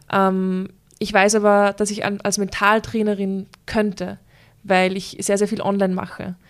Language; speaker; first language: German; native; German